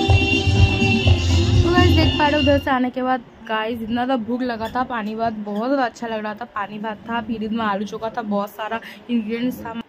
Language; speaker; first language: Hindi; non-native, local second language; Bangla